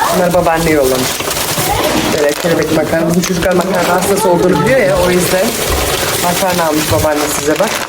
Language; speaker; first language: Turkish; early bilingual, heritage; Turkish